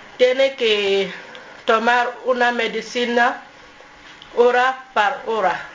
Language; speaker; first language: Spanish; non-native, learner; English